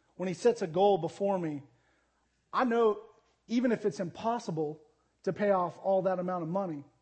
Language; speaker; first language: English; native; English